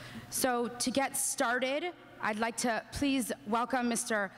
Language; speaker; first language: English; native; English